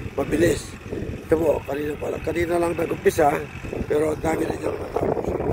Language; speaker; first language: Filipino; non-native, local second language; Pampanga